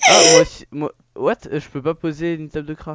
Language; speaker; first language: French; native; French